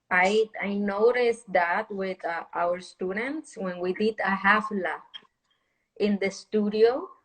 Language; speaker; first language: English; non-native, fluent; Spanish